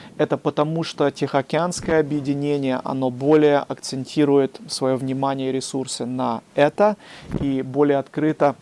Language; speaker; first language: Russian; native; Russian